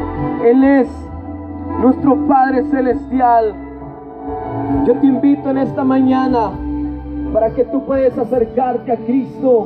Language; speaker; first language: Spanish; native; Spanish